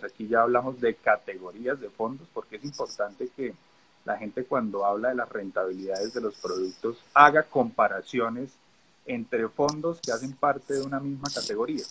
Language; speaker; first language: Spanish; native; Spanish